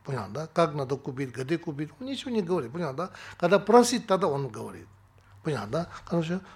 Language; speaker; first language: Russian; non-native, learner; Tibetan